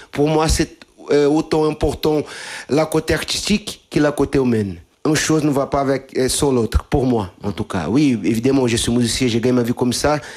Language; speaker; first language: French; non-native, fluent; Portuguese